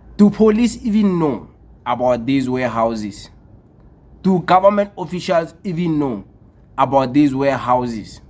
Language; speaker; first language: English; non-native, local second language; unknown